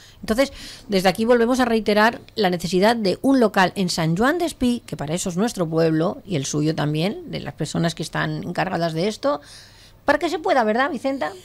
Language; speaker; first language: Spanish; native; Spanish